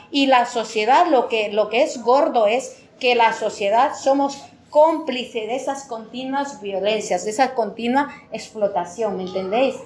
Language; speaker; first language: Spanish; native; Spanish